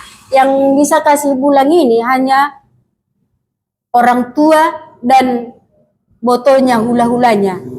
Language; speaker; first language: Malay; non-native, local second language; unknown